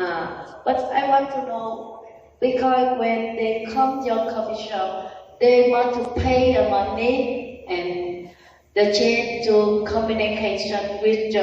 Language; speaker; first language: English; non-native, learner; Vietnamese